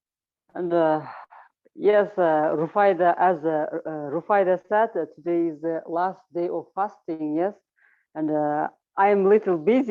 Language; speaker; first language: English; non-native, learner; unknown